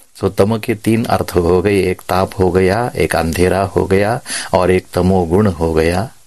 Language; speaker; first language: Hindi; non-native, local second language; Marathi